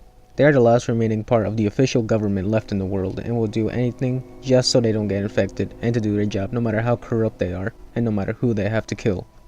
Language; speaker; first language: English; native; English